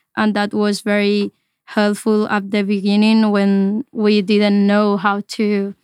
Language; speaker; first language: English; non-native, fluent; Spanish